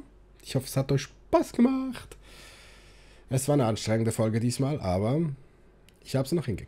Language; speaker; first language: German; native; German